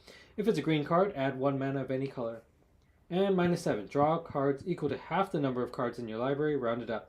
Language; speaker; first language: English; native; English